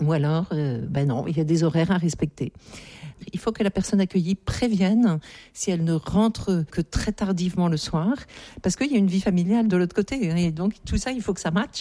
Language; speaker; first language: French; native; French